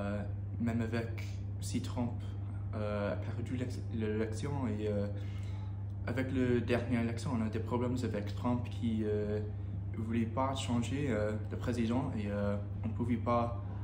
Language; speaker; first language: French; non-native, learner; English